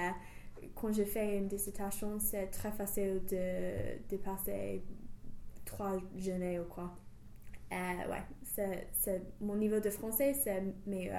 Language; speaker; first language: French; non-native, fluent; English